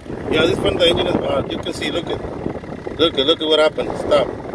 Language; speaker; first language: English; non-native, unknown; Spanish